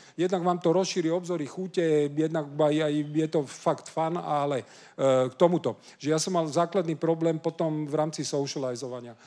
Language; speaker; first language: Slovak; non-native, local second language; Hungarian